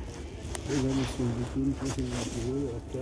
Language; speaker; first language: French; native; French